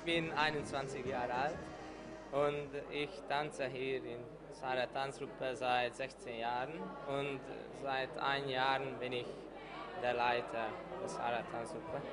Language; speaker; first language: German; non-native, local second language; Hungarian